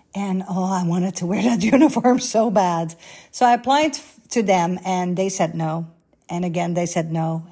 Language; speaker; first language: English; non-native, fluent; Dutch